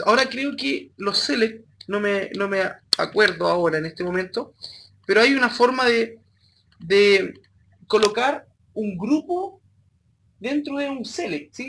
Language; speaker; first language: Spanish; native; Spanish